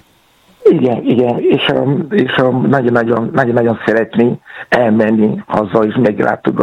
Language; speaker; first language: Hungarian; non-native, learner; Yoruba